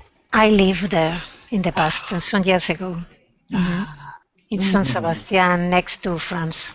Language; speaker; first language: English; non-native, learner; Spanish